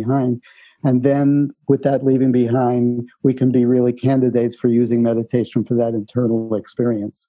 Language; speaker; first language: English; native; English